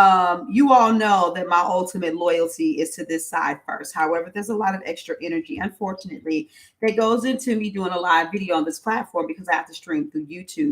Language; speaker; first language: English; native; English